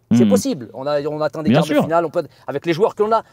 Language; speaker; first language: French; native; French